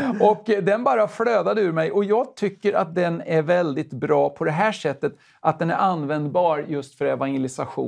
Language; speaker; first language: Swedish; native; Swedish